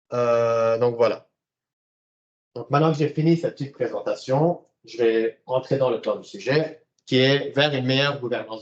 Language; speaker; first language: French; native; French